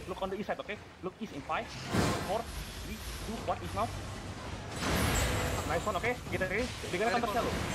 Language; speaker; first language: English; non-native, learner; Indonesian